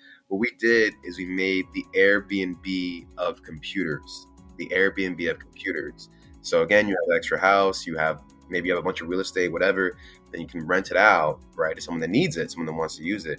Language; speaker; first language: English; native; English